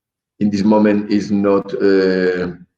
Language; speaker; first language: English; non-native, learner; Spanish